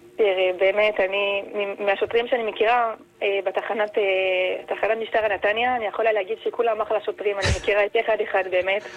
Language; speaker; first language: Hebrew; non-native, fluent; French